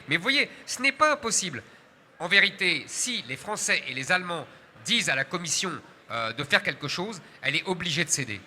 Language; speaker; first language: French; native; French